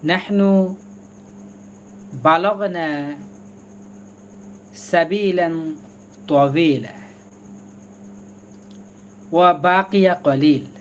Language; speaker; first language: Arabic; non-native, fluent; Bangla